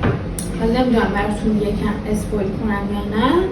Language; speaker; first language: Persian; native; Persian